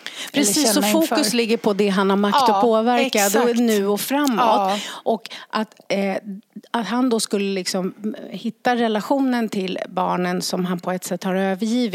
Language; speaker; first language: Swedish; native; Swedish